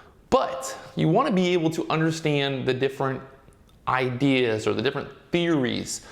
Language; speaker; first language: English; native; English